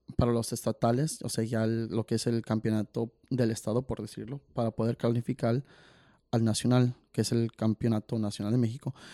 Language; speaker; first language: Spanish; early bilingual, heritage; Spanish